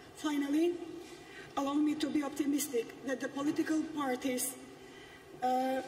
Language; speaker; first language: English; non-native, fluent; Macedonian